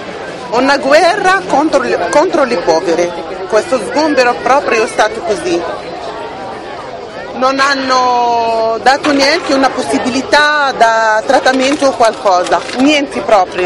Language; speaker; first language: Italian; non-native, learner; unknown